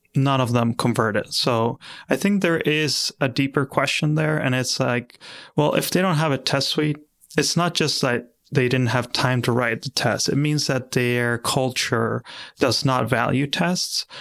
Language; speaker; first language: English; non-native, fluent; Spanish